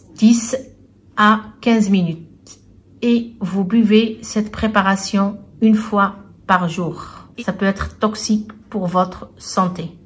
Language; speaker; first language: French; non-native, local second language; Arabic